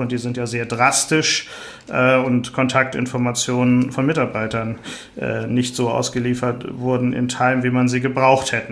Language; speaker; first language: German; native; German